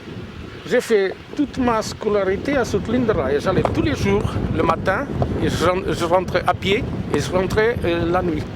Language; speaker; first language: French; non-native, fluent; Portuguese